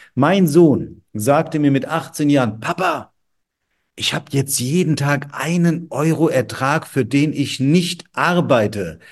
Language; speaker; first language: German; native; German